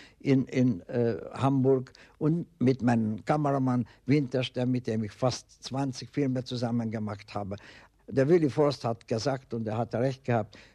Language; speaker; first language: German; non-native, fluent; Hungarian